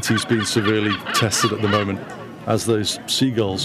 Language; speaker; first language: English; native; English